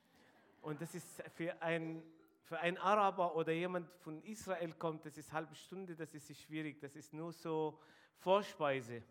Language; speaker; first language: German; non-native, fluent; Arabic